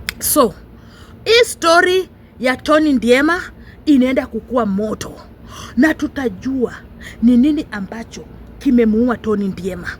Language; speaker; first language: Swahili; non-native, local second language; Luyia